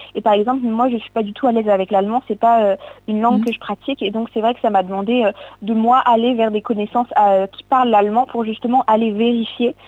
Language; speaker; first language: French; native; French